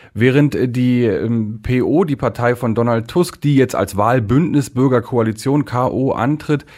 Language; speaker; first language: German; native; German